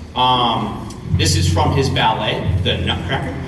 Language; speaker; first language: English; native; English